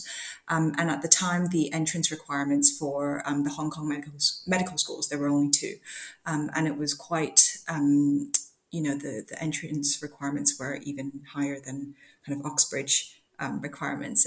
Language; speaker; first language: English; non-native, local second language; Cantonese